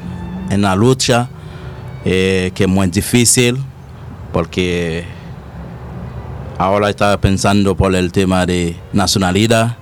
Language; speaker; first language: Spanish; non-native, learner; Haitian Creole